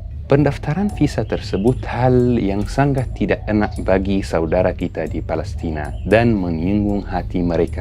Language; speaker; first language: Indonesian; non-native, fluent; Arabic